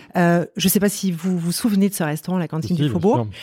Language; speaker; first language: French; native; French